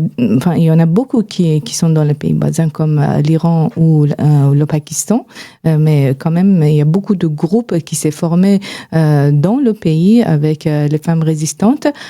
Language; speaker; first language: French; non-native, fluent; Persian